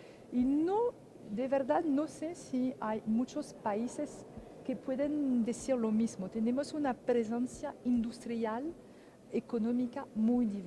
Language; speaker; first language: Spanish; non-native, fluent; French